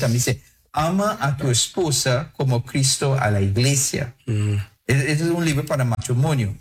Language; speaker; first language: Spanish; non-native, fluent; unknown